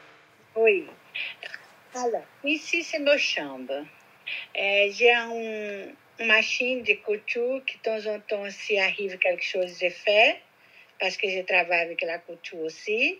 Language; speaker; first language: French; non-native, learner; Portuguese